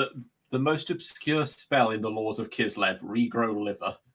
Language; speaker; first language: English; native; English